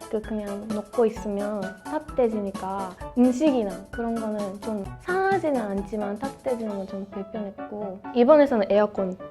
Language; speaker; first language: Korean; non-native, learner; Japanese